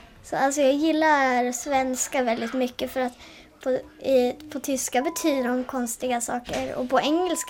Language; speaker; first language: Swedish; early bilingual, heritage; Swedish